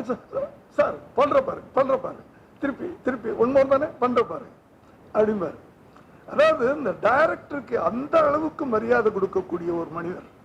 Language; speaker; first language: Tamil; native; Tamil